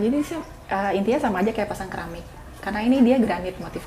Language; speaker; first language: Indonesian; native; Indonesian